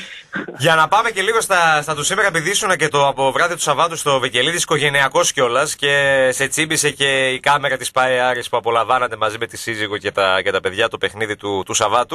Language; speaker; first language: Greek; native; Greek